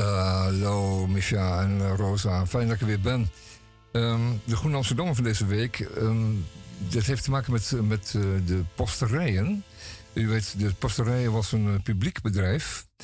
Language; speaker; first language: Dutch; native; Dutch